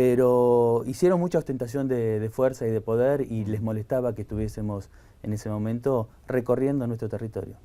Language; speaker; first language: Spanish; native; Spanish